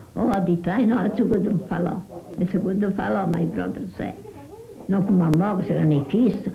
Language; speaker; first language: English; non-native, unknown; Italian